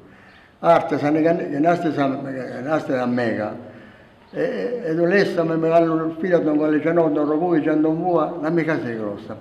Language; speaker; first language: Greek; early bilingual, heritage; Greek